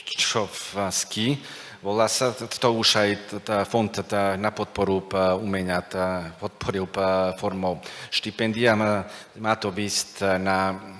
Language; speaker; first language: Slovak; non-native, fluent; Macedonian